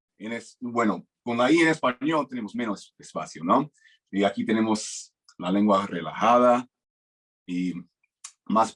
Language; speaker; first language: Spanish; non-native, fluent; English